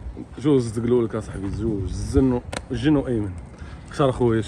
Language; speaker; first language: Arabic; native; Arabic